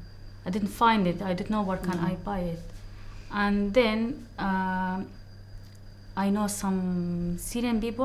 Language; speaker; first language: English; non-native, learner; Arabic